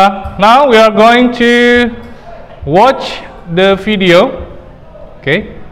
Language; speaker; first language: English; non-native, fluent; Indonesian